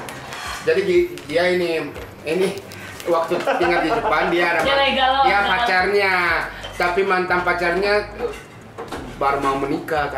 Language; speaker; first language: Indonesian; non-native, learner; Japanese